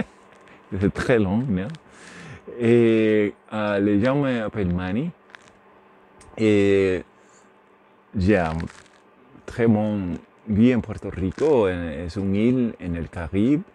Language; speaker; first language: French; non-native, learner; Spanish